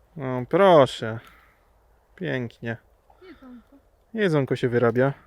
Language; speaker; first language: Polish; native; Polish